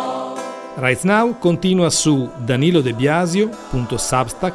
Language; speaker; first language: Italian; native; Italian